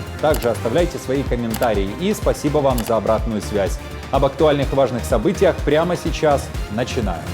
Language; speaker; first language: Russian; native; Russian